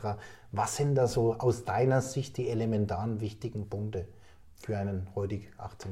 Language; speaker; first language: German; native; German